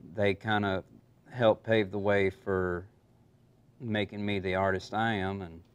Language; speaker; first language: English; native; English